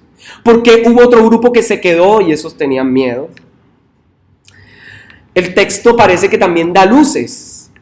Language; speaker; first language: Spanish; native; Spanish